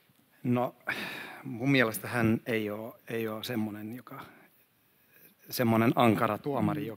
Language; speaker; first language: Finnish; non-native, fluent; Swedish